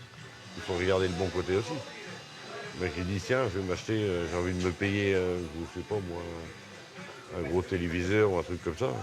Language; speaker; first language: French; native; French